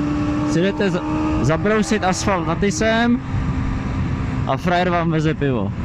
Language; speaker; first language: Czech; native; Czech